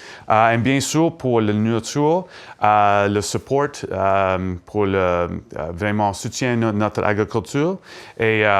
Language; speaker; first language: French; non-native, learner; English